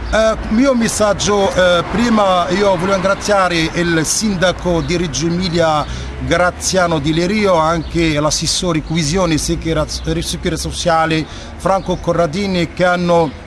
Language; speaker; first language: Italian; non-native, fluent; Arabic